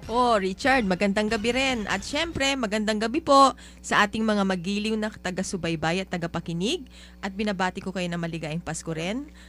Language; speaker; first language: Filipino; native; Filipino